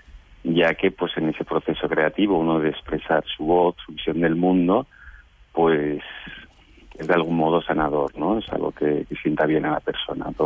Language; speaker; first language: Spanish; native; Spanish